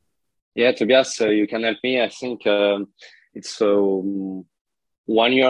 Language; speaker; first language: English; non-native, learner; French